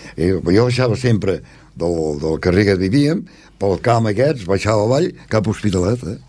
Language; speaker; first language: Catalan; native; Catalan